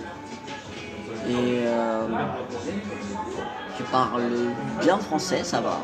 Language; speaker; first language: French; native; French